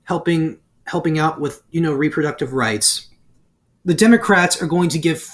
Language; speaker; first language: English; native; English